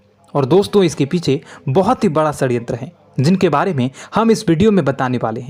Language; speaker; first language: Hindi; native; Hindi